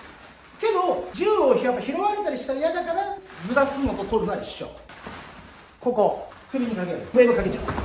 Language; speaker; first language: Japanese; native; Japanese